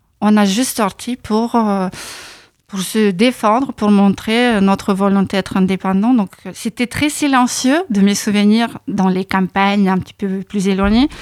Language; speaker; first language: French; non-native, fluent; Lithuanian